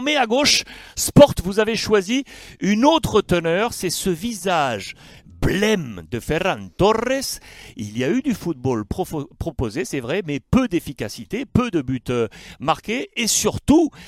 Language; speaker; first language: French; native; French